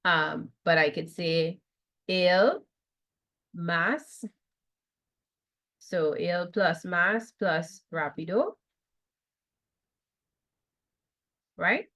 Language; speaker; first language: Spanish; non-native, fluent; English